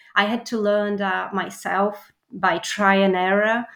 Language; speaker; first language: English; non-native, fluent; Polish